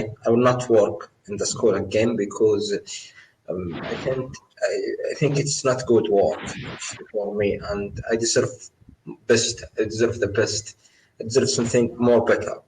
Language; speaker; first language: English; non-native, learner; Arabic